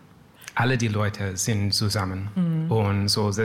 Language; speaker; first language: German; non-native, learner; English